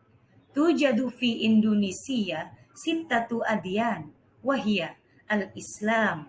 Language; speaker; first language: Arabic; non-native, fluent; Indonesian